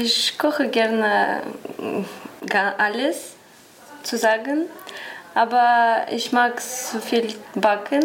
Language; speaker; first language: German; non-native, learner; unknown